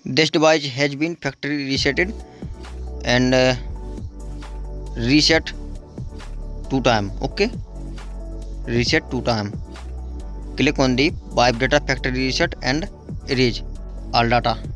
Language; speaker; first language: English; non-native, local second language; Hindi